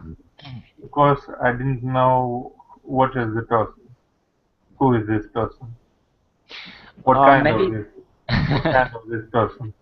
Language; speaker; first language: English; non-native, learner; Russian